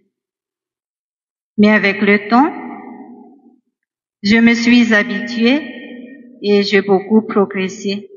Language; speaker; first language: French; non-native, local second language; Malagasy